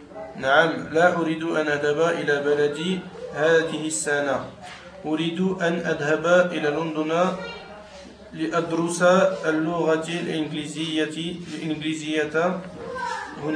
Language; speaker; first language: Arabic; non-native, learner; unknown